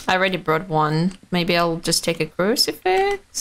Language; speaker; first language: English; non-native, fluent; Russian